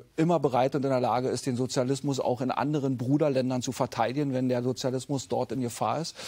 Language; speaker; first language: German; native; German